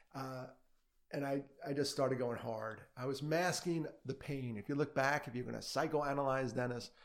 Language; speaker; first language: English; native; English